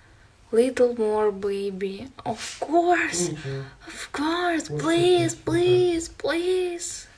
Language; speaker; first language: English; non-native, learner; Russian